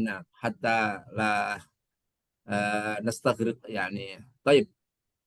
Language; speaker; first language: Arabic; non-native, fluent; Indonesian